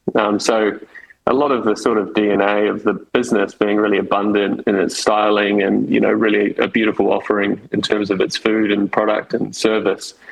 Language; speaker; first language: English; native; English